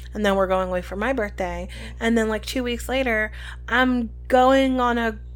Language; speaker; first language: English; early bilingual, other home language; Spanish